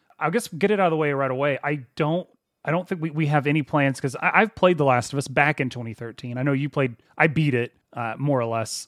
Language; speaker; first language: English; native; English